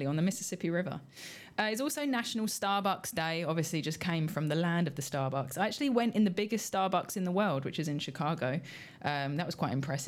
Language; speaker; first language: English; native; English